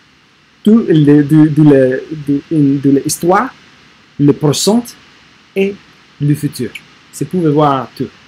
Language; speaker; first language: French; non-native, learner; English